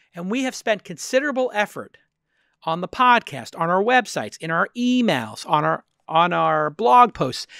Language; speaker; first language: English; native; English